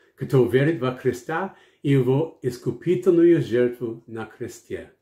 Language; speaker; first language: Russian; non-native, fluent; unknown